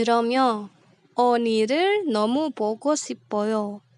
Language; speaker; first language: Korean; non-native, fluent; Indonesian